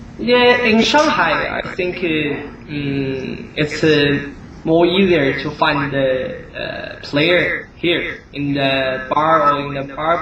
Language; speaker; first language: English; non-native, learner; Chinese